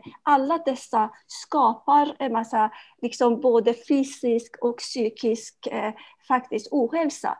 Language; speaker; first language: Swedish; non-native, fluent; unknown